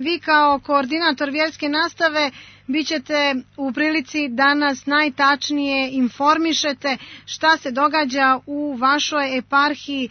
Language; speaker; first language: Croatian; native; Croatian